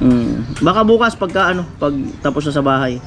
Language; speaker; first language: Filipino; native; Filipino